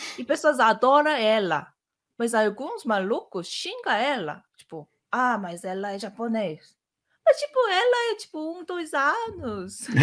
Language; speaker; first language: Portuguese; non-native, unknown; Korean